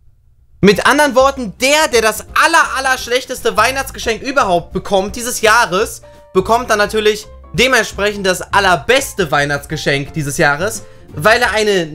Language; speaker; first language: German; native; German